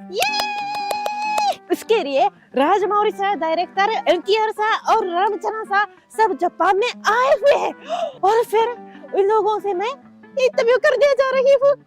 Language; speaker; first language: Hindi; non-native, fluent; Japanese